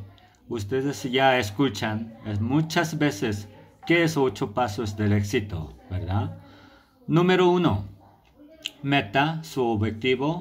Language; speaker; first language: Spanish; non-native, learner; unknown